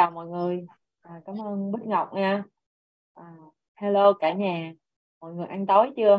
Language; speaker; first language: Vietnamese; native; Vietnamese